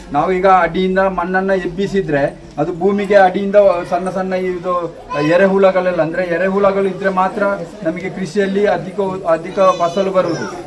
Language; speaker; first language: Kannada; non-native, local second language; Tulu